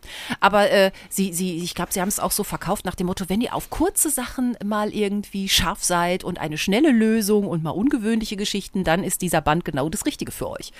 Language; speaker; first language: German; native; German